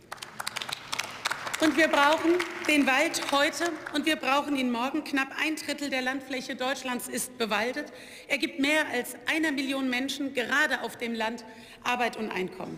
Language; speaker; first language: German; native; German